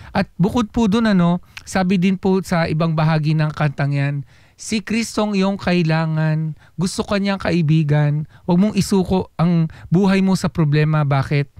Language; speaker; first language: Filipino; native; Filipino